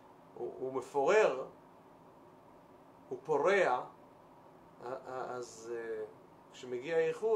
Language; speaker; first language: Hebrew; native; Hebrew